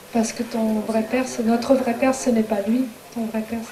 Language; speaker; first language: French; native; French